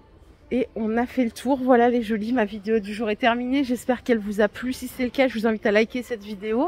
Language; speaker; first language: French; native; French